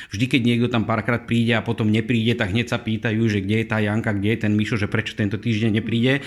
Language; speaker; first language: Slovak; native; Slovak